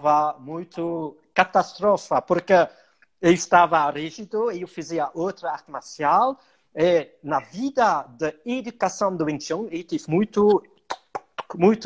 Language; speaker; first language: Portuguese; non-native, learner; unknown